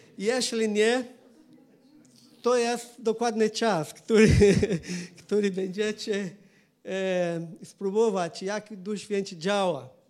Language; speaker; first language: Polish; non-native, learner; Portuguese